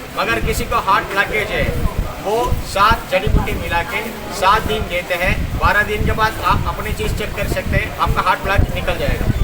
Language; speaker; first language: Hindi; non-native, local second language; Tamil